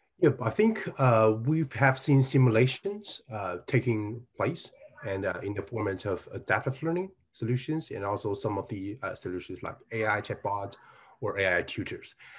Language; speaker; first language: English; non-native, fluent; Chinese